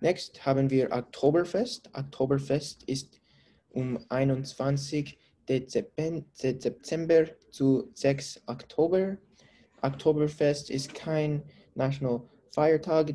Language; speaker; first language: German; non-native, learner; English